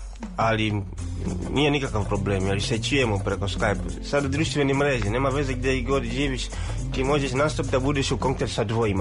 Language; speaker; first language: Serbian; non-native, learner; Swahili